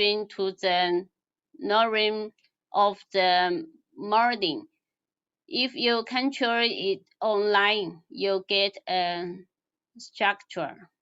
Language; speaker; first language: English; non-native, learner; Chinese